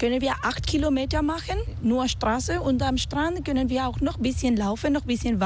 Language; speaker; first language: German; non-native, learner; Spanish